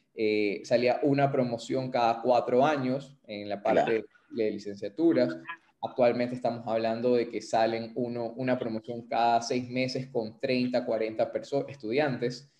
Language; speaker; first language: Spanish; native; Spanish